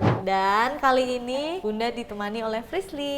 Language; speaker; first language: Indonesian; native; Indonesian